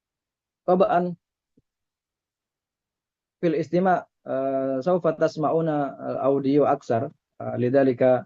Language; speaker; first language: Arabic; non-native, fluent; Indonesian